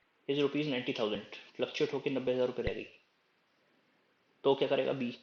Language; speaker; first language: Hindi; native; Hindi